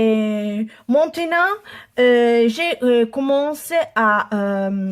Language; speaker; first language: French; non-native, learner; Italian